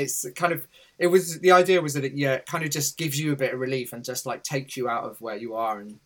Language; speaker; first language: English; native; English